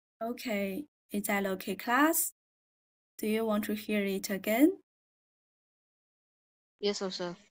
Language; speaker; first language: English; non-native, fluent; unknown